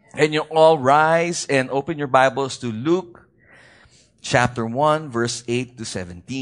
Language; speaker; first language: English; non-native, local second language; Filipino